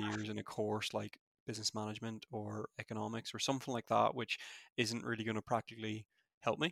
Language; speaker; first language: English; native; English